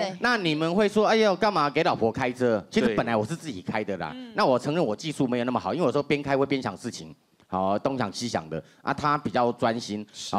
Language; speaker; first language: Chinese; native; Chinese